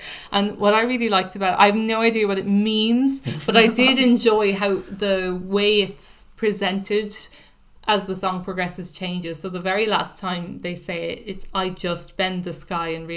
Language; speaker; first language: English; native; English